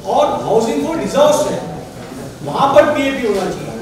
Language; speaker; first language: Hindi; non-native, local second language; Marathi